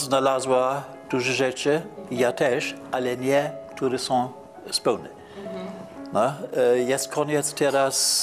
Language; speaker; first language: Polish; non-native, learner; German